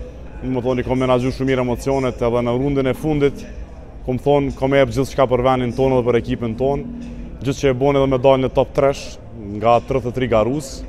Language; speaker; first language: Albanian; native; Albanian